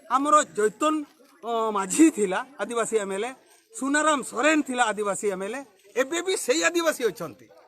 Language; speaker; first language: Odia; non-native, local second language; Santali